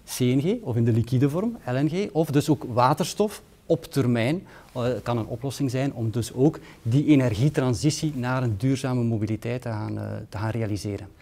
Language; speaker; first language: Dutch; native; Dutch